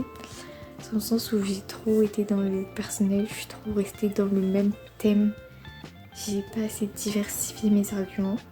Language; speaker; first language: French; native; French